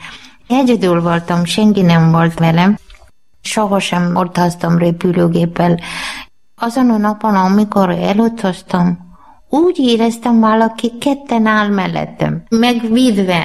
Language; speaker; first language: Hungarian; non-native, learner; Malayalam